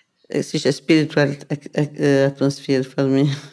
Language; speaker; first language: English; non-native, learner; Italian